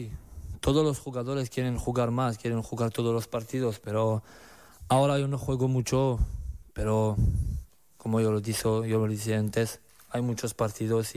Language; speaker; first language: Spanish; non-native, learner; French